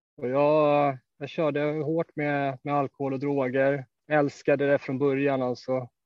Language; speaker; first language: Swedish; native; Swedish